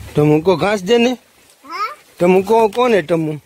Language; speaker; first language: Hindi; non-native, local second language; Gujarati